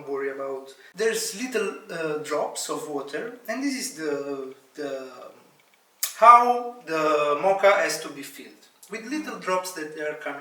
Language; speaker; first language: English; non-native, fluent; Italian